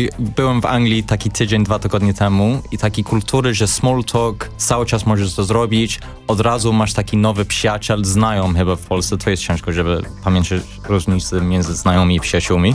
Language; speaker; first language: Polish; non-native, learner; English